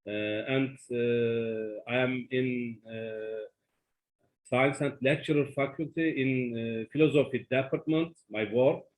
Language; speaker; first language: English; non-native, learner; Turkish